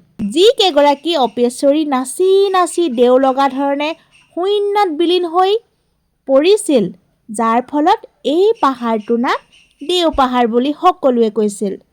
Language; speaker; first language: Assamese; native; Assamese